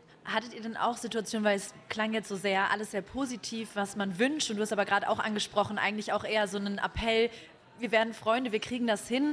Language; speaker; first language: German; native; German